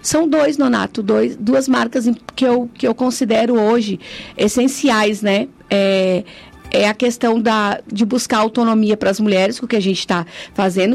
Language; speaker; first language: Portuguese; native; Portuguese